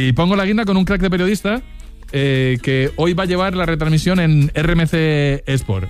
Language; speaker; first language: Spanish; native; Spanish